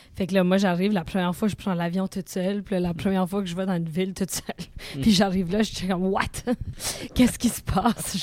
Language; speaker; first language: French; native; French